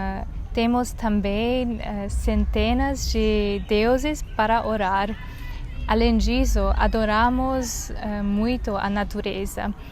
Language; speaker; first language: Portuguese; non-native, learner; Chinese